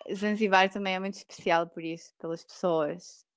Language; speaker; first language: Portuguese; native; Portuguese